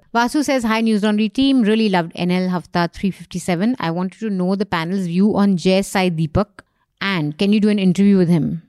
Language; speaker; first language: English; non-native, local second language; Hindi